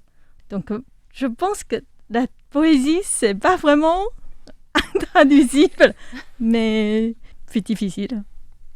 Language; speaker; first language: French; non-native, fluent; Chinese